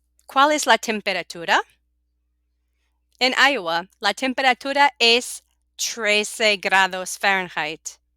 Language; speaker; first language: Spanish; non-native, fluent; English